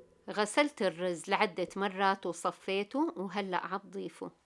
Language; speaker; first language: Arabic; native; Arabic